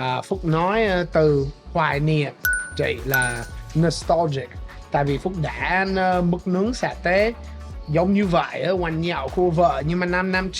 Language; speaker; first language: Vietnamese; non-native, learner; English